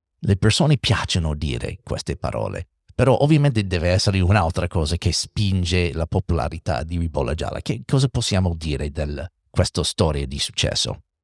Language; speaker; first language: Italian; non-native, fluent; English